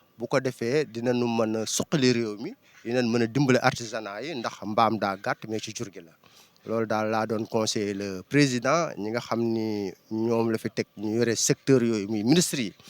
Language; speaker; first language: Wolof; native; Wolof